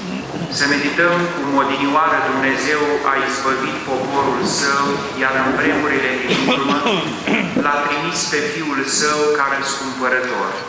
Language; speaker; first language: Romanian; native; Romanian